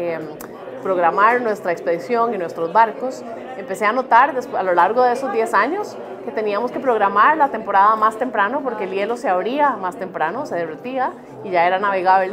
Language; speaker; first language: Spanish; native; Spanish